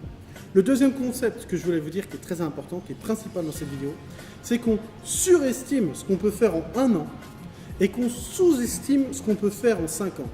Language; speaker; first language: French; native; French